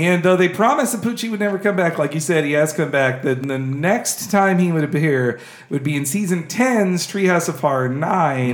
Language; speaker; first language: English; native; English